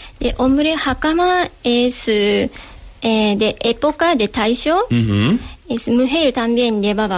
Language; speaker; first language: Spanish; non-native, learner; Japanese